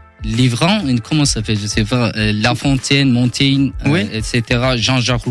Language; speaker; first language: French; non-native, learner; Kurdish